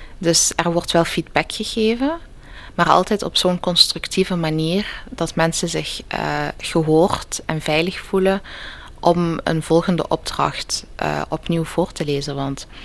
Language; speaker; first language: Dutch; early bilingual, other home language; Riffian